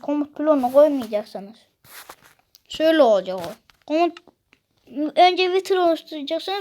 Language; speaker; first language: Turkish; native; Turkish